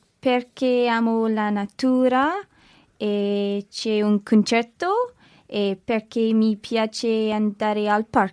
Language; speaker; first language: Italian; non-native, learner; English